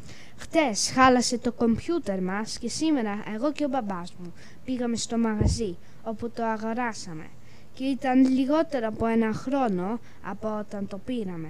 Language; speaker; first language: Greek; early bilingual, heritage; English